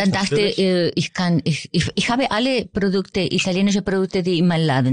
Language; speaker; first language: German; non-native, fluent; Spanish